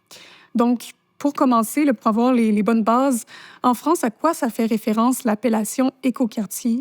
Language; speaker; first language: French; native; French